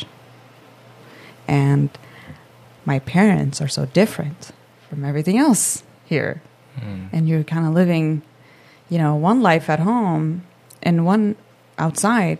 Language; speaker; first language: English; non-native, fluent; Swedish